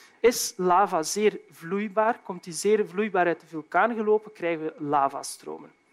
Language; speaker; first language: Dutch; native; Dutch